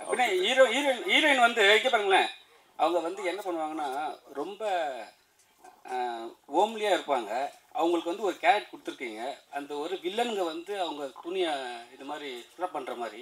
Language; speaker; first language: Tamil; native; Tamil